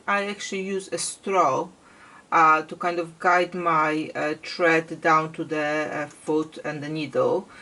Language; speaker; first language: English; non-native, fluent; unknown